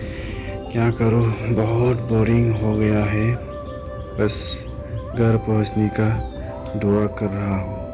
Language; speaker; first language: Hindi; non-native, local second language; Kok Borok